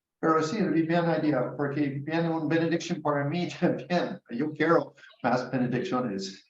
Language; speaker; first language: Spanish; non-native, learner; English